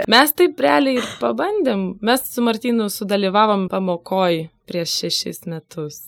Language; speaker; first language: Lithuanian; native; Lithuanian